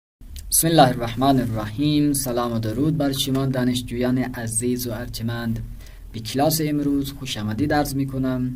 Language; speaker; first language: Persian; non-native, fluent; Urdu